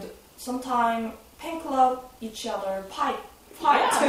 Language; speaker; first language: English; non-native, learner; Korean